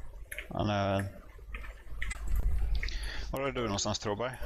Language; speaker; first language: Swedish; native; Swedish